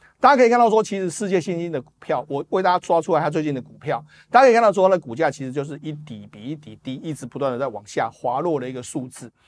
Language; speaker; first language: Chinese; native; Chinese